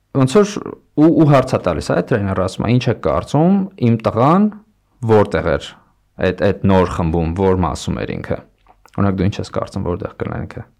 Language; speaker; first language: Armenian; native; Armenian